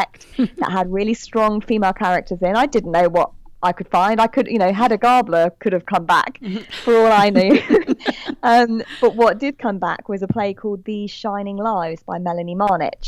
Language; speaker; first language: English; native; English